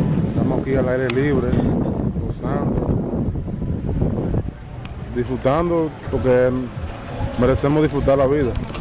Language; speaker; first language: Spanish; early bilingual, heritage; Spanish